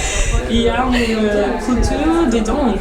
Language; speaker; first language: French; non-native, learner; English